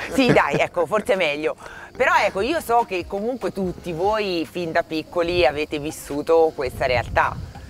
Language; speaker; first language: Italian; native; Italian